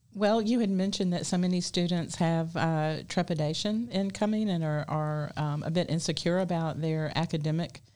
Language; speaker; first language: English; native; English